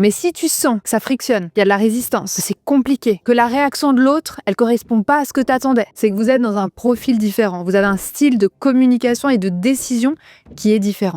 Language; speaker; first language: French; native; French